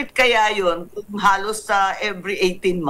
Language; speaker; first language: Filipino; native; Filipino